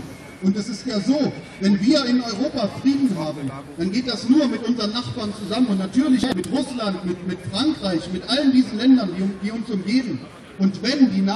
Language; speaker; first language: German; native; German